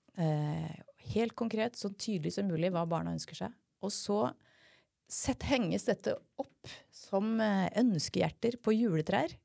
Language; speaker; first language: Norwegian; early bilingual, heritage; Norwegian